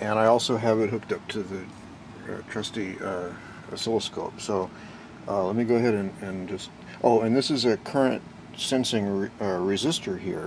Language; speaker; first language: English; native; English